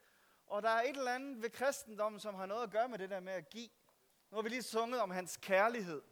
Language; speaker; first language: Danish; native; Danish